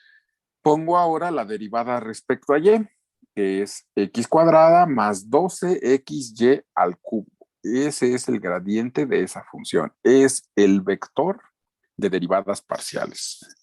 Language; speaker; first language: Spanish; native; Spanish